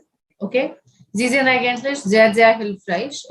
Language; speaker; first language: German; non-native, fluent; Hindi